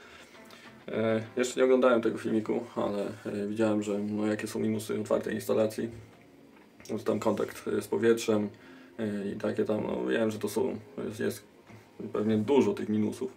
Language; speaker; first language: Polish; native; Polish